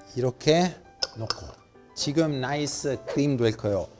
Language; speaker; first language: Korean; non-native, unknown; Italian